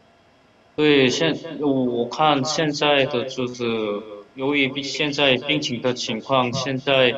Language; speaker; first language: Chinese; non-native, fluent; Korean